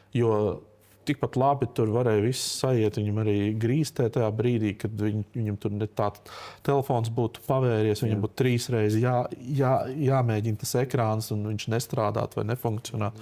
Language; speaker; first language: Latvian; native; Latvian